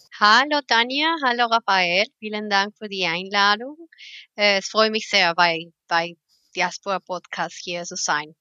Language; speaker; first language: German; non-native, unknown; Spanish